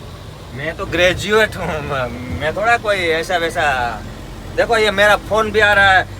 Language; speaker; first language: Hindi; non-native, local second language; Gujarati